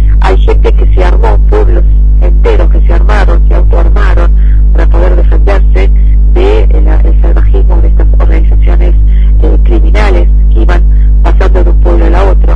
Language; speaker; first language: Spanish; early bilingual, other home language; Arabic